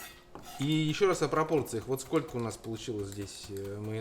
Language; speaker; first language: Russian; native; Russian